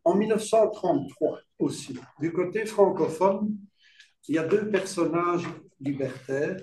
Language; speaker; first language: French; native; French